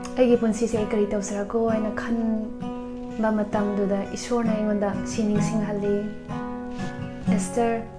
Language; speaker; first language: Manipuri; non-native, local second language; Tangkhul Naga (India)